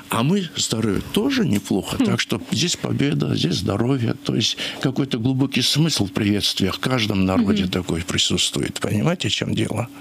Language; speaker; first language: Russian; non-native, local second language; Georgian